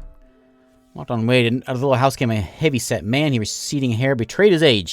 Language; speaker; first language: English; native; English